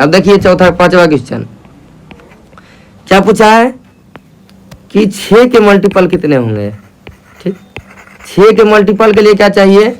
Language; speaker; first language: Hindi; native; Hindi